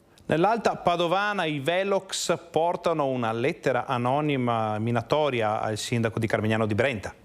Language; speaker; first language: Italian; native; Italian